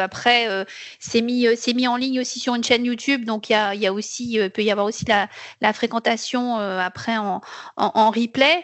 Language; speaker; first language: French; native; French